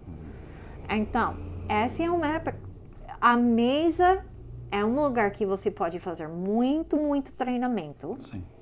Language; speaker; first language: Portuguese; non-native, learner; English